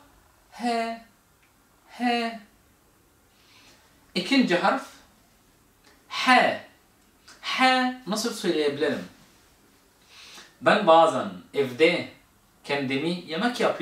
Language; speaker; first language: Turkish; non-native, fluent; Arabic